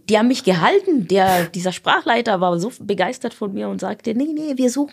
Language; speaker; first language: German; non-native, fluent; Swahili